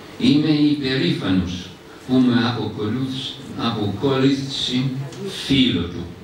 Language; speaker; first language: Greek; non-native, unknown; English